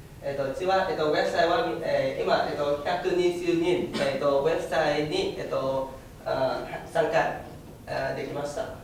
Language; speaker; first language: Japanese; non-native, learner; Vietnamese